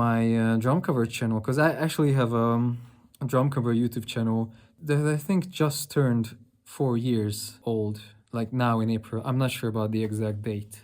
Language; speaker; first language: English; non-native, fluent; Hungarian